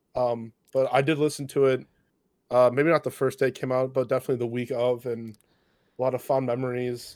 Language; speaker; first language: English; native; English